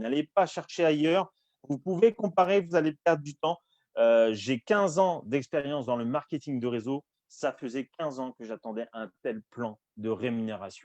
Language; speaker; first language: French; native; French